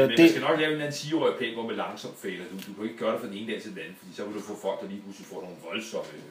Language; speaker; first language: Danish; native; Danish